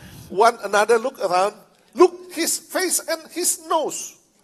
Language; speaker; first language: English; non-native, learner; Indonesian